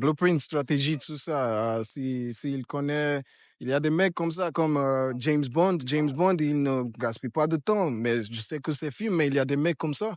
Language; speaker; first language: French; non-native, fluent; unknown